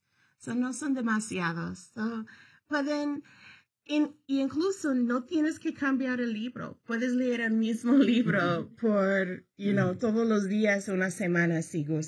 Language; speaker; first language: Spanish; early bilingual, heritage; Spanish